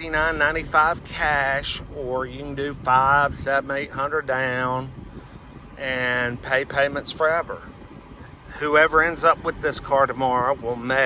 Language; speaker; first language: English; native; English